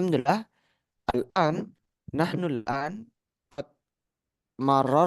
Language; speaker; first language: Arabic; non-native, fluent; Indonesian